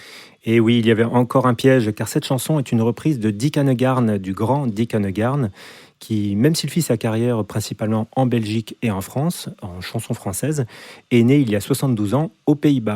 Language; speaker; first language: French; native; French